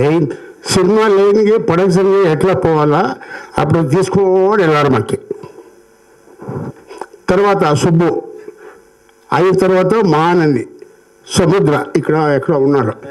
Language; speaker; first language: Telugu; non-native, learner; Kannada